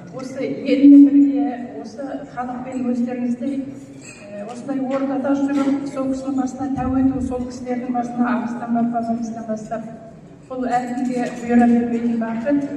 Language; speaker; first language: Kazakh; native; Kazakh